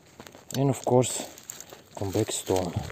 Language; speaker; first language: English; non-native, learner; Russian